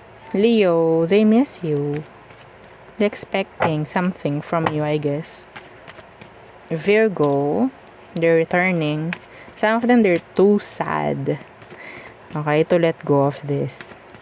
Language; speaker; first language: English; non-native, local second language; Filipino